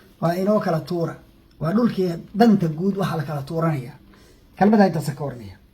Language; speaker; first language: Somali; native; Somali